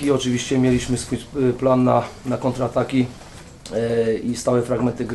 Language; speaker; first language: Polish; native; Polish